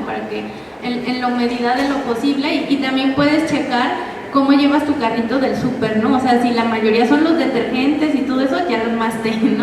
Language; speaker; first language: Spanish; native; Spanish